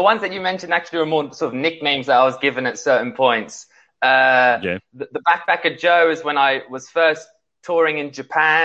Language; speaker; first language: English; native; English